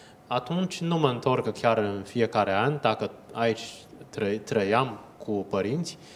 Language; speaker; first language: Romanian; non-native, fluent; Chinese